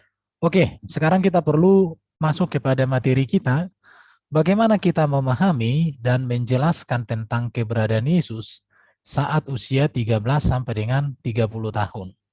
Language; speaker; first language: Indonesian; native; Indonesian